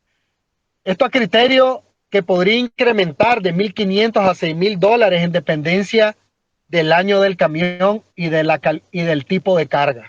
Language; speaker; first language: Spanish; native; Spanish